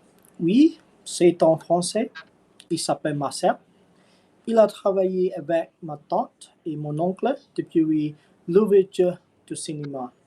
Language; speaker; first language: French; non-native, learner; English